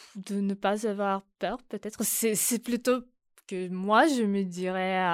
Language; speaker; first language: French; non-native, fluent; Ukrainian